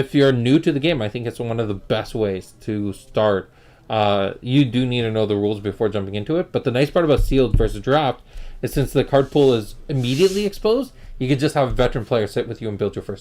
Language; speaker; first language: English; native; English